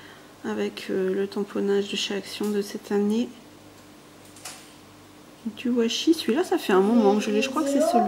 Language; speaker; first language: French; native; French